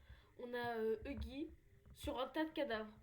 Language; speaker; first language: French; native; French